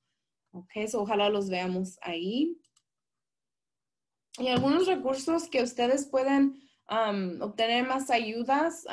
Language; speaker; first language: Spanish; early bilingual, heritage; Spanish